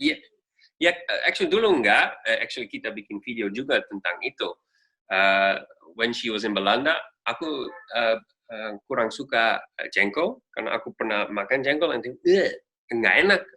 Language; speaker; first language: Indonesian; non-native, learner; Dutch